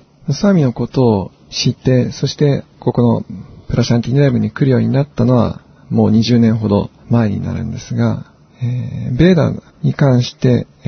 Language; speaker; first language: Japanese; native; Japanese